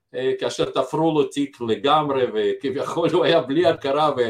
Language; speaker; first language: Hebrew; non-native, fluent; Russian